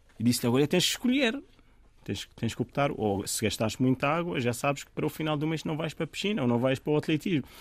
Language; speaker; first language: Portuguese; non-native, fluent; Arabic